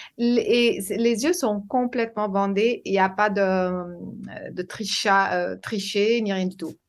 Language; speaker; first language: French; non-native, fluent; English